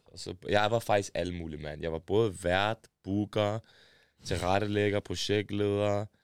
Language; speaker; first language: Danish; early bilingual, other home language; Serbian